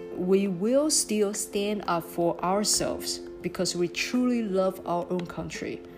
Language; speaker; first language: English; non-native, fluent; Chinese